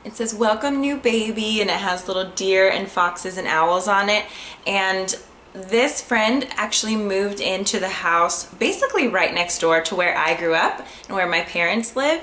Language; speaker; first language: English; native; English